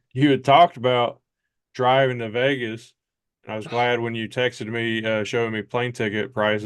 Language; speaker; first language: English; native; English